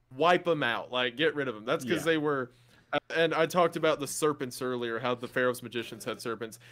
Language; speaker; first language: English; native; English